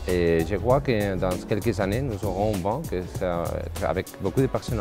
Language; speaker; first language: French; non-native, fluent; Spanish